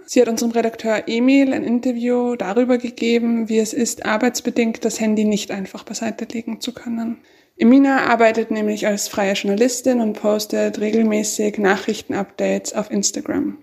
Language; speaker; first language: German; native; German